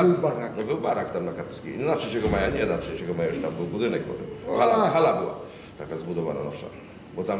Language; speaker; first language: Polish; native; Polish